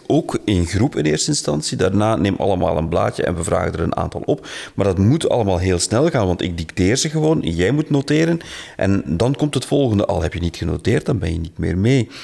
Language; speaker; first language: Dutch; native; Dutch